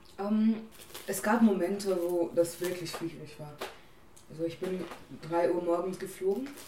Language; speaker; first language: German; non-native, fluent; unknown